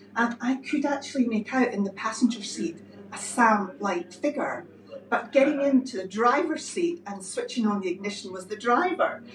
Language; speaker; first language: English; native; English